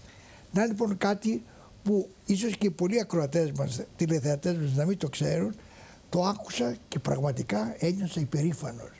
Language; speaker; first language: Greek; native; Greek